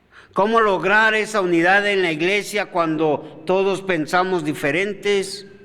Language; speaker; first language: Spanish; native; Spanish